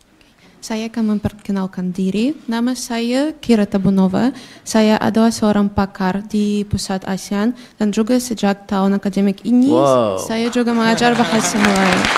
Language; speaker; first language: Indonesian; non-native, fluent; Russian